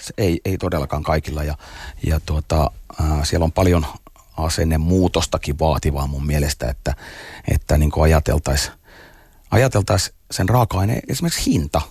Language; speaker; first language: Finnish; native; Finnish